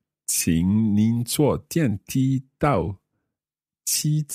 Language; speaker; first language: Chinese; non-native, learner; English